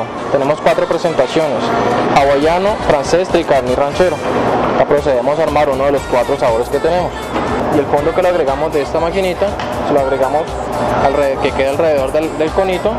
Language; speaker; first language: Spanish; native; Spanish